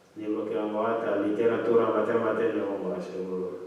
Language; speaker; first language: Basque; non-native, learner; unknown